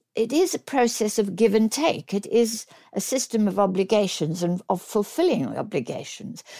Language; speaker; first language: English; native; English